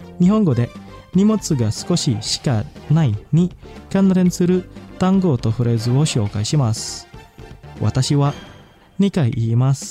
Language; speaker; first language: Japanese; non-native, fluent; Indonesian